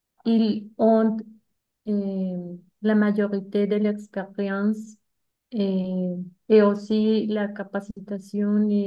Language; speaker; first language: French; non-native, learner; Spanish